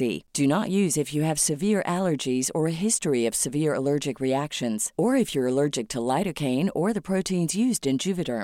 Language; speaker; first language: English; native; English